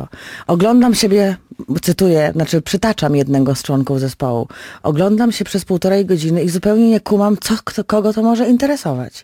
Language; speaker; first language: Polish; native; Polish